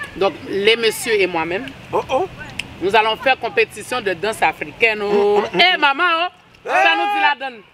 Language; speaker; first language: French; early bilingual, other home language; Haitian Creole